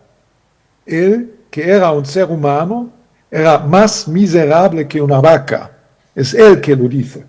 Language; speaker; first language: Spanish; non-native, fluent; German